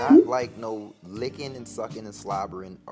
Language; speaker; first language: English; native; English